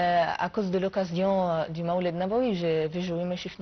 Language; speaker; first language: French; non-native, fluent; Arabic